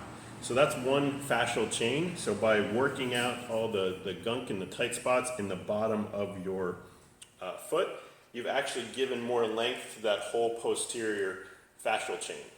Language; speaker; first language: English; native; English